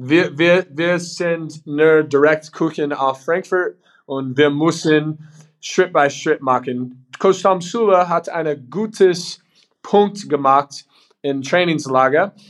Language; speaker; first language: German; non-native, learner; English